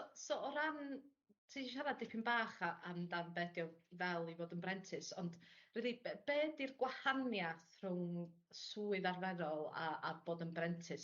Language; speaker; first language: Welsh; native; Welsh